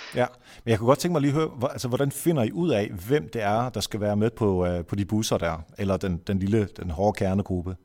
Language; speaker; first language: Danish; native; Danish